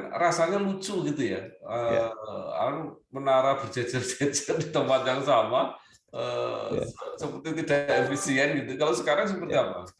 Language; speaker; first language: Indonesian; native; Indonesian